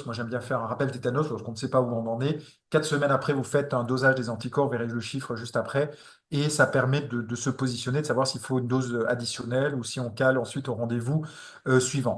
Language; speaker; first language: French; native; French